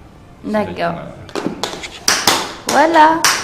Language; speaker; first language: French; non-native, learner; Korean